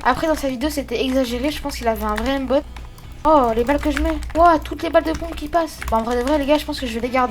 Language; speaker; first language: French; native; French